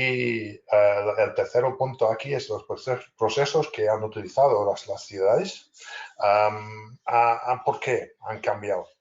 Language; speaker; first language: Spanish; non-native, fluent; English